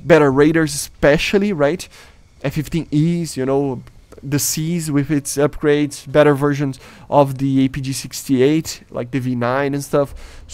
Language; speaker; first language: English; non-native, fluent; Portuguese